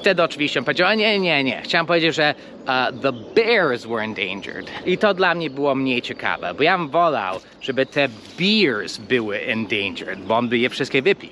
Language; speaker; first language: Polish; non-native, fluent; English